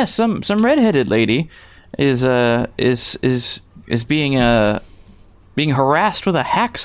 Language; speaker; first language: English; native; English